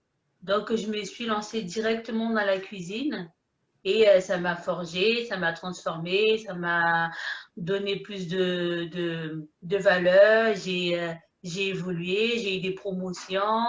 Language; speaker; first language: French; early bilingual, other home language; Haitian Creole